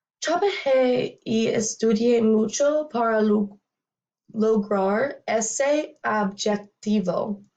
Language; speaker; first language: Spanish; non-native, learner; English